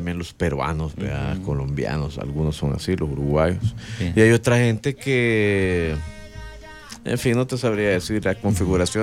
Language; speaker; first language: Spanish; native; Spanish